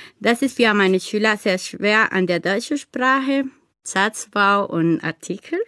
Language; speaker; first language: German; non-native, fluent; Spanish